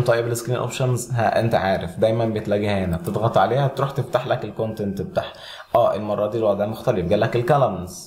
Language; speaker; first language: Arabic; native; Arabic